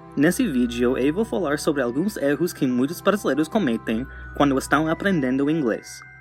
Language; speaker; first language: Portuguese; non-native, fluent; English